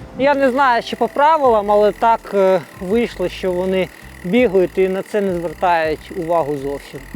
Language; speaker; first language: Ukrainian; non-native, local second language; Russian